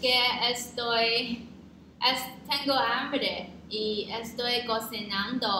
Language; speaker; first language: Spanish; non-native, learner; Chinese